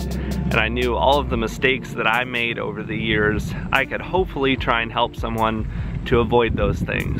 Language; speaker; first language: English; native; English